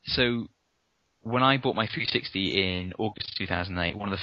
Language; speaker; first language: English; native; English